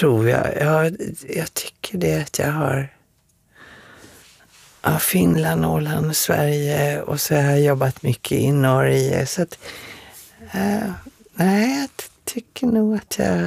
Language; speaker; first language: Swedish; native; Swedish